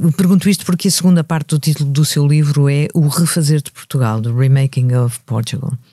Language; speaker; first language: Portuguese; native; Portuguese